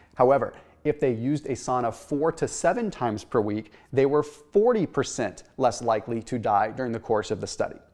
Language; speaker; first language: English; native; English